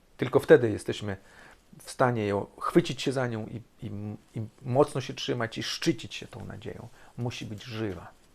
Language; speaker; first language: Polish; early bilingual, heritage; Polish